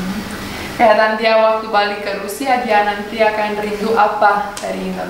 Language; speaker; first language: Indonesian; non-native, learner; Russian